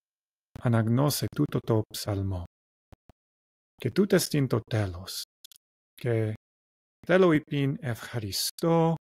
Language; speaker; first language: Greek; non-native, learner; English